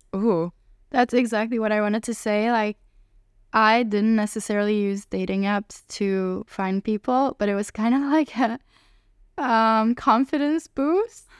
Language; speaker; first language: English; non-native, fluent; Hungarian